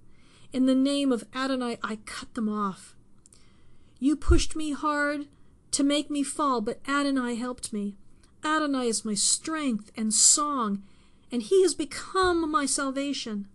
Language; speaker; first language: English; native; English